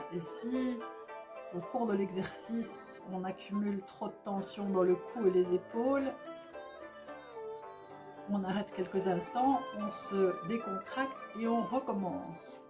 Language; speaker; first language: French; native; French